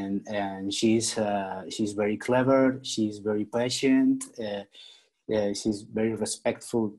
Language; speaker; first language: English; non-native, learner; Spanish